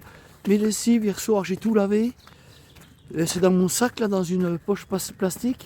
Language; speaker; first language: French; native; French